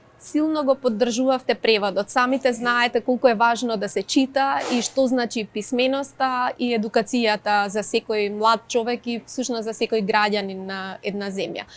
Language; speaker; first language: Macedonian; native; Macedonian